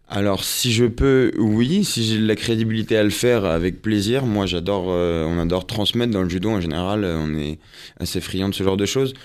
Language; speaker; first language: French; native; French